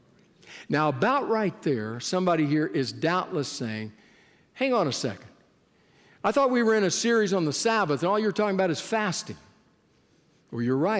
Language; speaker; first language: English; native; English